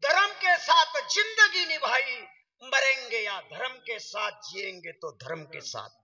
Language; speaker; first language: Hindi; non-native, local second language; Marathi